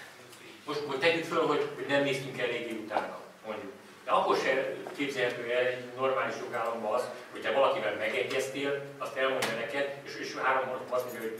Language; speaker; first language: Hungarian; native; Hungarian